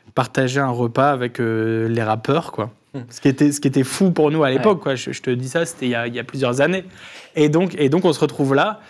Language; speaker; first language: French; native; French